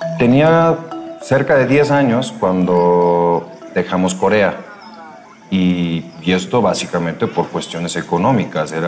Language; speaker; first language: Spanish; early bilingual, other home language; Korean